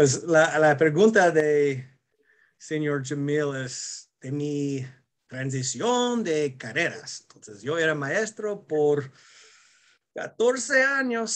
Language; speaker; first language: Spanish; non-native, fluent; English